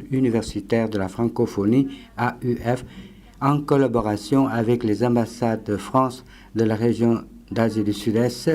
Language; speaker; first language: French; non-native, fluent; Lao